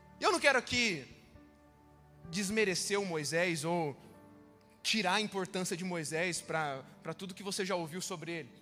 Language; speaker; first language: Portuguese; native; Portuguese